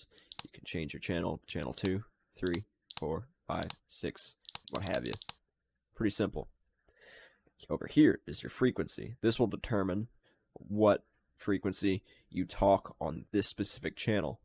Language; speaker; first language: English; native; English